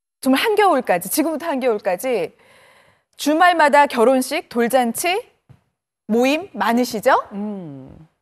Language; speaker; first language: Korean; native; Korean